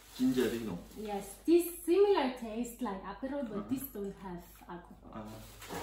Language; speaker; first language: English; non-native, learner; Italian